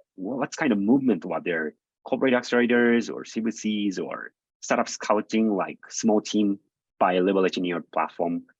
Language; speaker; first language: English; non-native, fluent; Japanese